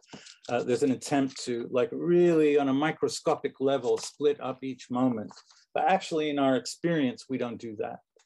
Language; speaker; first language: English; native; English